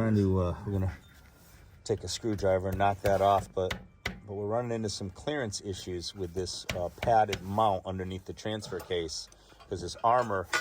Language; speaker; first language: English; native; English